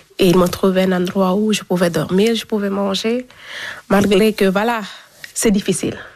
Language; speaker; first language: French; non-native, local second language; Fula